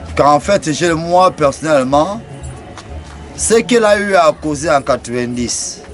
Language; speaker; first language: French; non-native, local second language; Fang